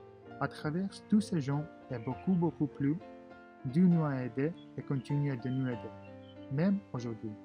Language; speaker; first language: French; non-native, fluent; Russian